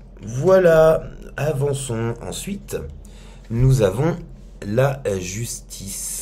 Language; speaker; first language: French; native; French